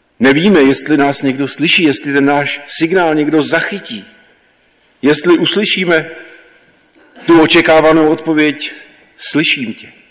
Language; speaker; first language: Czech; native; Czech